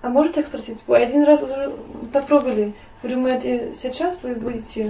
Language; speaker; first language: Russian; non-native, learner; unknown